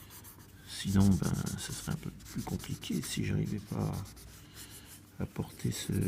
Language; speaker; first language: French; native; French